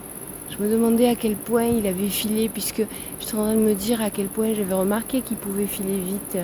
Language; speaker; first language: French; native; French